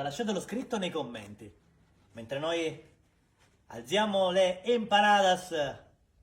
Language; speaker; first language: Italian; native; Italian